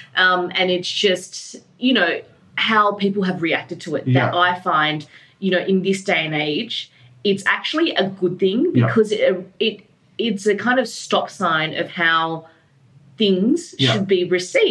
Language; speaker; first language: English; native; English